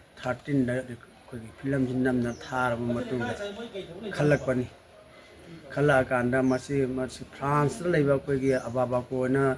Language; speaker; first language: Manipuri; native; Manipuri